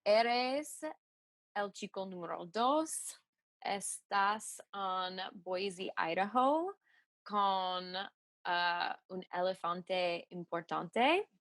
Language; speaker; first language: Spanish; non-native, learner; English